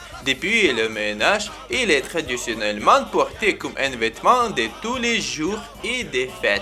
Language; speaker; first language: French; non-native, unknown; Ukrainian